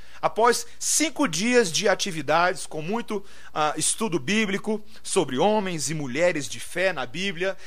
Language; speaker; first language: Portuguese; native; Portuguese